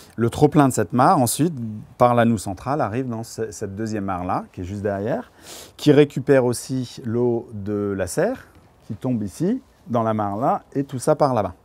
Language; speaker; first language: French; native; French